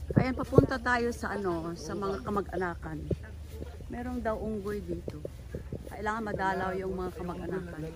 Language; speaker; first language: Filipino; non-native, local second language; Hiligaynon